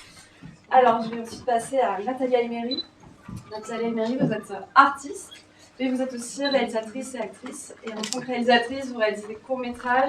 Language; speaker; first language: French; native; French